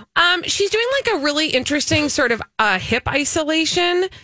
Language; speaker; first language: English; native; English